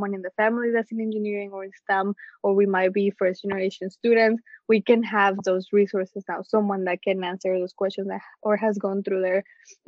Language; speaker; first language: English; early bilingual, other home language; Spanish